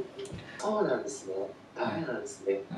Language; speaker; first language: Japanese; native; Japanese